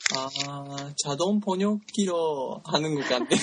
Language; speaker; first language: Korean; non-native, learner; Japanese